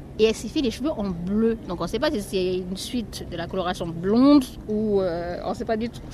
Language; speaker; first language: French; native; French